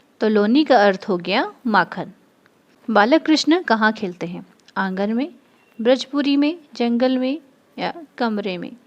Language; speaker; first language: Hindi; non-native, local second language; Odia